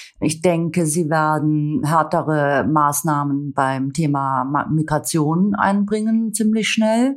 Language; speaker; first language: German; native; German